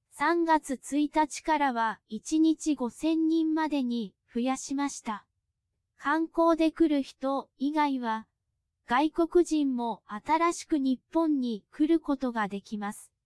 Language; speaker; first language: Japanese; non-native, fluent; Cantonese